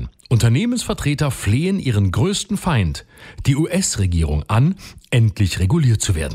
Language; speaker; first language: German; native; German